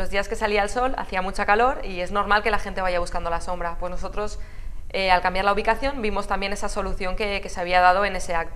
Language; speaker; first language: Spanish; native; Spanish